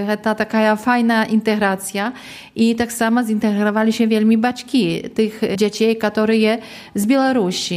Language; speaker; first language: Polish; non-native, local second language; Belarusian